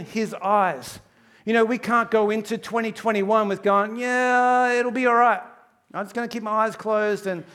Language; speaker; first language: English; native; English